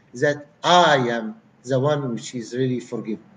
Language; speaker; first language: English; non-native, fluent; Arabic